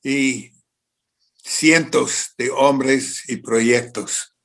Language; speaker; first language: Spanish; non-native, fluent; English